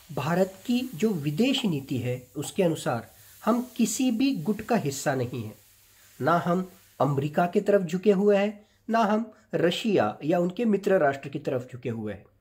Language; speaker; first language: Hindi; non-native, local second language; Marathi